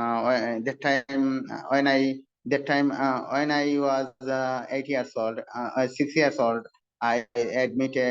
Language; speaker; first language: English; non-native, learner; Bangla